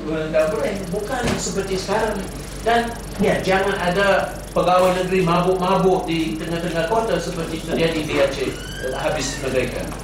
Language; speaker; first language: Indonesian; non-native, fluent; English